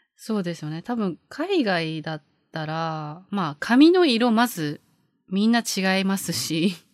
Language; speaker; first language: Japanese; native; Japanese